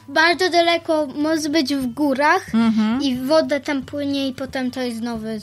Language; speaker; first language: Polish; early bilingual, heritage; Polish